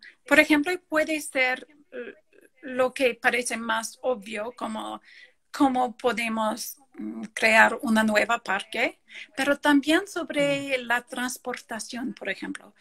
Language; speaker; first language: Spanish; non-native, fluent; English